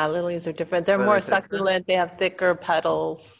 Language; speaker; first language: English; native; English